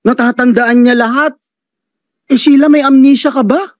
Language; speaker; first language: Filipino; native; Filipino